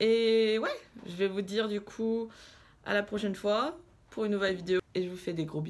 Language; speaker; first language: French; early bilingual, other home language; Russian